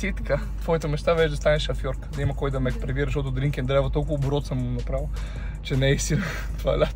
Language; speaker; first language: Bulgarian; native; Bulgarian